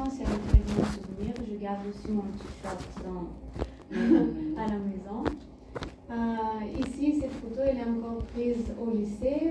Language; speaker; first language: French; non-native, learner; Bulgarian